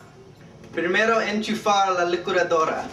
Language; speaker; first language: Spanish; non-native, learner; English